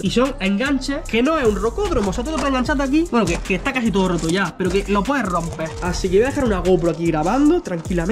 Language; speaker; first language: Spanish; native; Spanish